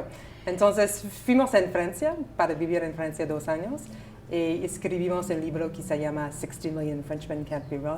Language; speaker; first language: Spanish; non-native, learner; English